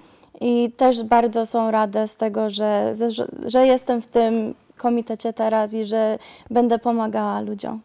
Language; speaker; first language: Polish; early bilingual, heritage; Polish